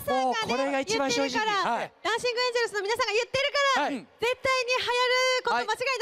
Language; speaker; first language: Japanese; native; Japanese